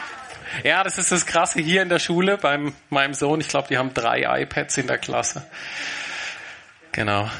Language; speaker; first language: German; native; German